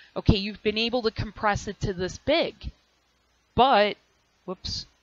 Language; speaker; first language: English; native; English